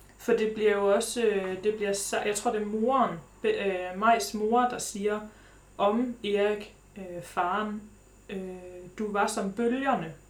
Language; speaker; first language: Danish; native; Danish